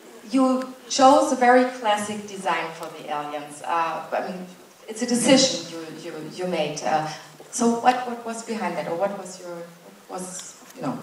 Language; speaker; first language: English; non-native, fluent; German